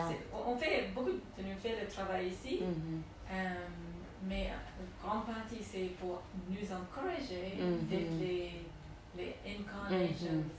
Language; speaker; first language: French; non-native, learner; English